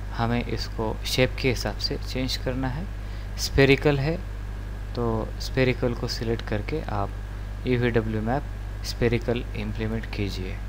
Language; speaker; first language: Hindi; non-native, local second language; Marathi